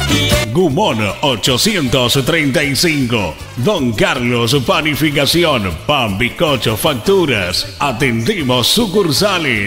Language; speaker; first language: Spanish; native; Spanish